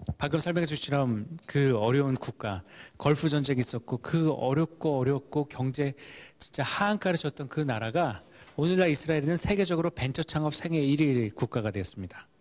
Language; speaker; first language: Korean; early bilingual, heritage; Korean